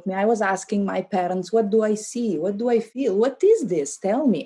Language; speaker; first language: English; non-native, fluent; Slovenian